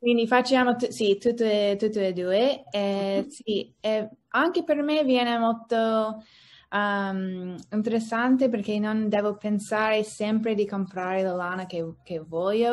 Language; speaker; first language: Italian; non-native, learner; English